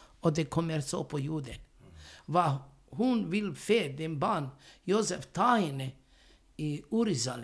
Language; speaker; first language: Swedish; non-native, learner; Romany